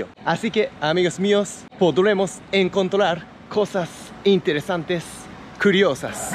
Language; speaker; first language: Spanish; non-native, fluent; Japanese